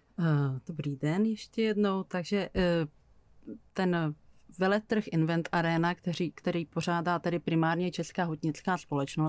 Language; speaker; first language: Czech; native; Czech